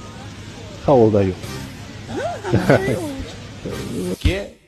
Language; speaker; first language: English; non-native, learner; Russian